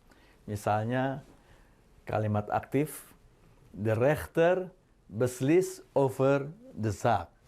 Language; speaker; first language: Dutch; non-native, fluent; Indonesian